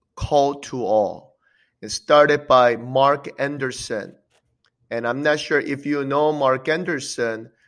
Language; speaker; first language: English; early bilingual, other home language; Korean